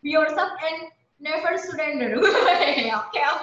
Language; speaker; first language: English; non-native, learner; Indonesian